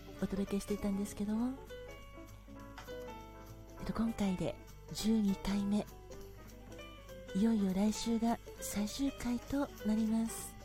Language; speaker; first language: Japanese; native; Japanese